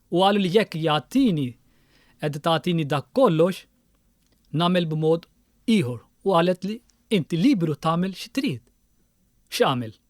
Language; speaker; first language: Maltese; non-native, fluent; Urdu